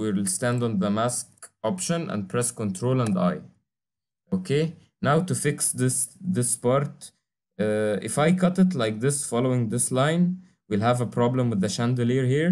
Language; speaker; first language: English; non-native, fluent; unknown